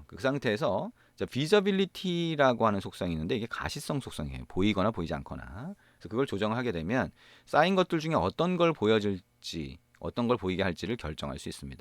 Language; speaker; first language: Korean; native; Korean